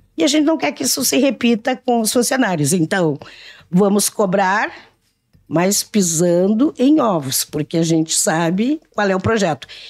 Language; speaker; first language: Portuguese; native; Portuguese